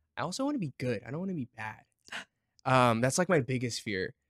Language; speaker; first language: English; native; English